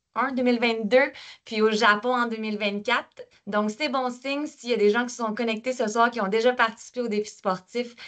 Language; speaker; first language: French; native; French